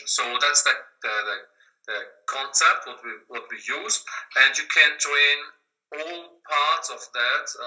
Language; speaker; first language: English; non-native, learner; German